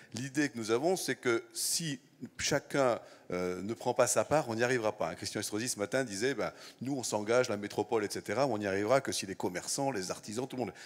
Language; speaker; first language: French; native; French